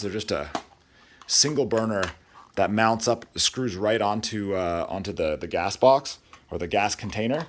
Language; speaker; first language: English; native; English